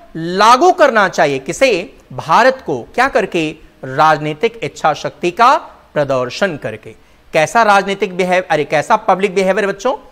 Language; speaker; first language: Hindi; native; Hindi